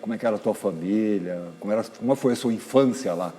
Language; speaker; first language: Portuguese; native; Portuguese